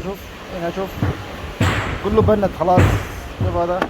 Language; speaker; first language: Arabic; non-native, learner; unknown